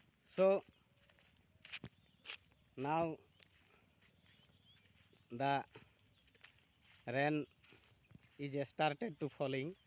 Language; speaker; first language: English; non-native, learner; Bangla